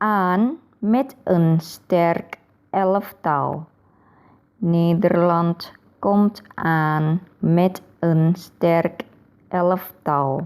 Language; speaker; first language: Dutch; non-native, learner; Thai